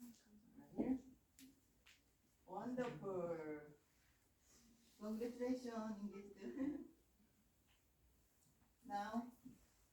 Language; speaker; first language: English; non-native, learner; Korean